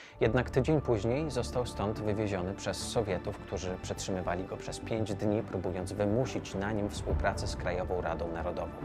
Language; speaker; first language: Polish; native; Polish